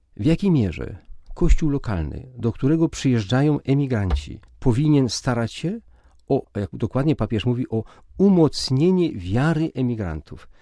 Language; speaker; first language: Polish; native; Polish